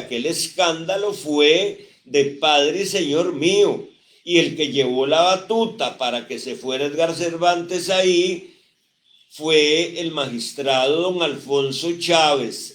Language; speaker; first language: Spanish; native; Spanish